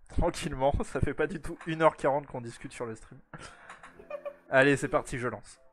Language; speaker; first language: French; native; French